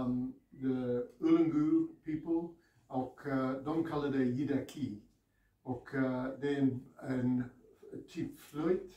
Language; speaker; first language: Swedish; non-native, learner; English